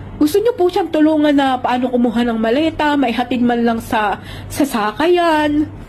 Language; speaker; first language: Filipino; native; Filipino